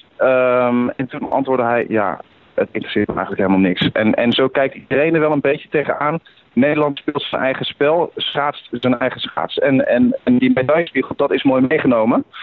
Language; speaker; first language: Dutch; native; Dutch